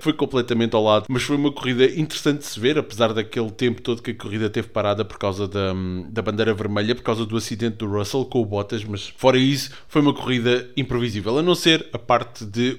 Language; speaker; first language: Portuguese; native; Portuguese